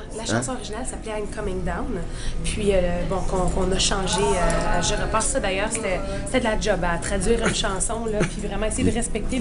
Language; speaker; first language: French; native; French